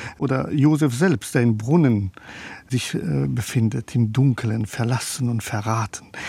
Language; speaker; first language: German; non-native, fluent; Persian